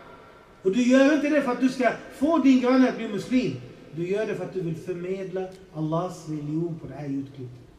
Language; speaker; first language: Swedish; non-native, fluent; Arabic